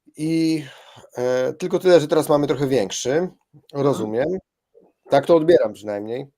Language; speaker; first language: Polish; native; Polish